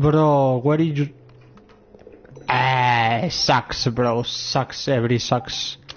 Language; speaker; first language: English; non-native, learner; Romanian